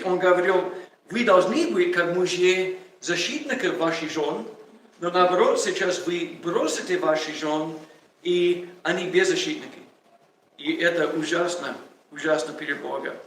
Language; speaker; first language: Russian; non-native, learner; English